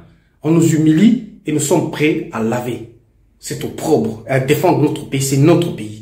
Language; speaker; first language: French; non-native, local second language; Lingala